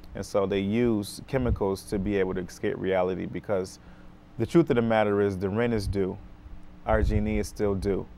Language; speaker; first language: English; native; English